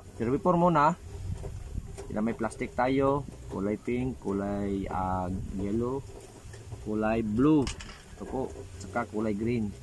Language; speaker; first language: Filipino; non-native, local second language; Cebuano